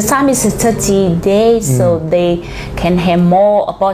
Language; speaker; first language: English; non-native, learner; Vietnamese